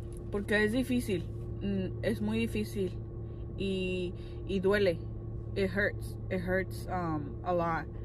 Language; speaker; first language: Spanish; early bilingual, heritage; Spanish